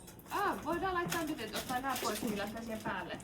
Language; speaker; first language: Finnish; native; Finnish